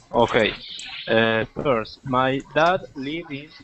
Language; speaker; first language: English; non-native, learner; Arabic